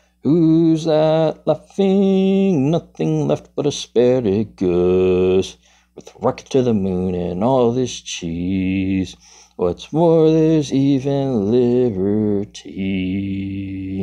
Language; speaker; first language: English; native; English